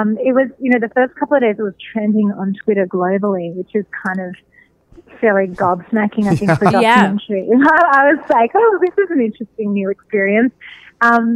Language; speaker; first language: English; native; English